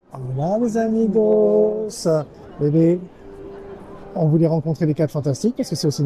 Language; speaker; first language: French; native; French